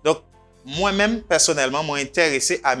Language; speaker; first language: French; non-native, local second language; Haitian Creole